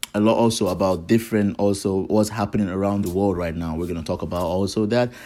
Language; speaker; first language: English; non-native, local second language; Igbo